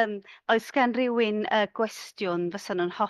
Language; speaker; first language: Welsh; native; Welsh